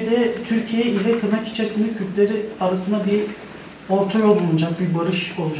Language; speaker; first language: Turkish; native; Turkish